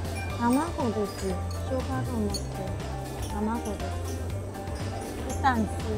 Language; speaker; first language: Japanese; non-native, fluent; Chinese